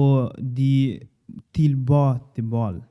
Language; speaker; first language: Swedish; non-native, learner; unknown